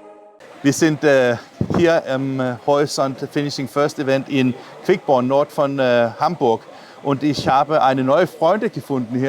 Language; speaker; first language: German; non-native, learner; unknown